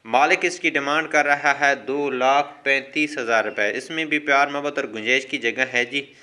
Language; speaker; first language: Urdu; non-native, local second language; Punjabi